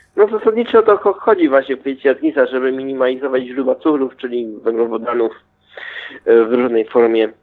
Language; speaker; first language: Polish; early bilingual, heritage; Polish